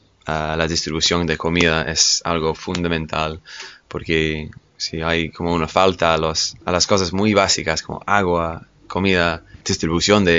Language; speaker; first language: Spanish; non-native, fluent; English